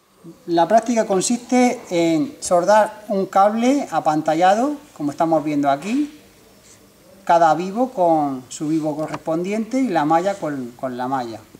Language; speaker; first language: Spanish; native; Spanish